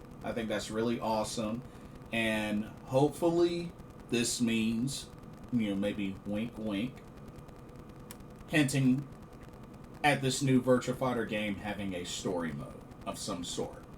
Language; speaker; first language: English; native; English